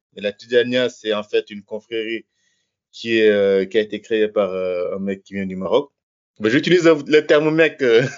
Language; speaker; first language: French; non-native, local second language; Wolof